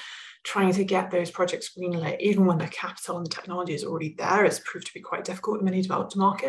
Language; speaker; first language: English; native; English